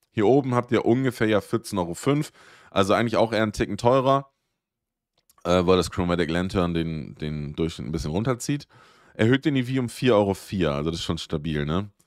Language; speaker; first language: German; native; German